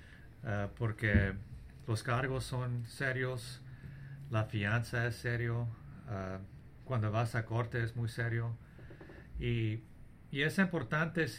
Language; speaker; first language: Spanish; early bilingual, heritage; English